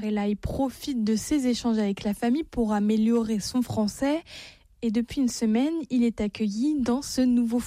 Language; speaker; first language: French; native; French